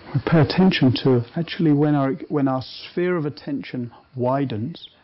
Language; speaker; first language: English; native; English